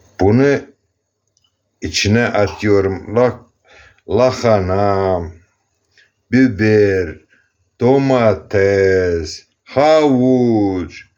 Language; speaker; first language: Turkish; non-native, learner; Azerbaijani